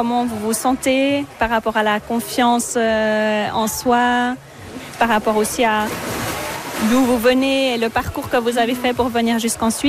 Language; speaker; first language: French; native; French